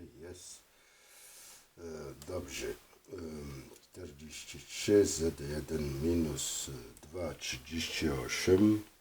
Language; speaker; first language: Polish; non-native, learner; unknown